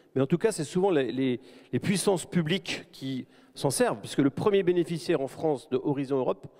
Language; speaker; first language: French; native; French